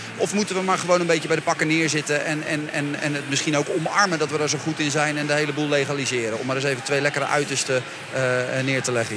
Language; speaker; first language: Dutch; native; Dutch